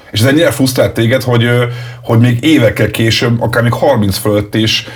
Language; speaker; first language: Hungarian; native; Hungarian